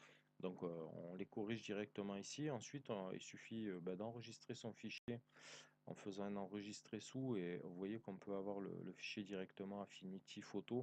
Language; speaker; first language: French; native; French